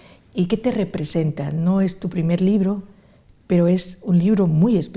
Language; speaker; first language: Spanish; native; Spanish